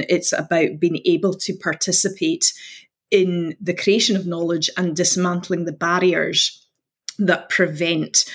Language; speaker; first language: English; native; English